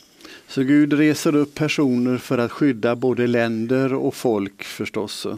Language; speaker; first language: Swedish; native; Swedish